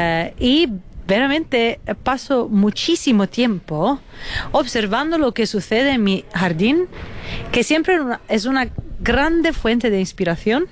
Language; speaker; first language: Spanish; non-native, fluent; Italian